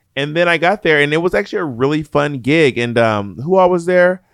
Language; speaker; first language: English; native; English